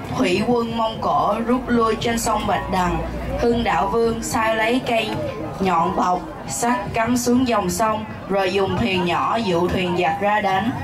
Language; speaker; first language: Vietnamese; early bilingual, heritage; Vietnamese